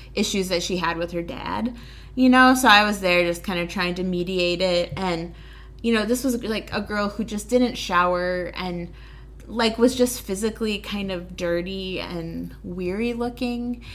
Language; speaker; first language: English; native; English